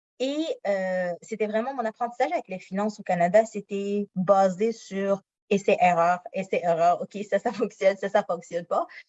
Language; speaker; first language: French; non-native, local second language; Arabic